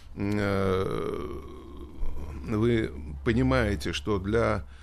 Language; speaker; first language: Russian; native; Russian